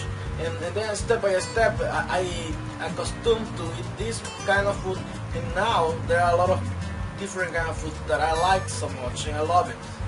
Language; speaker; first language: English; non-native, fluent; Spanish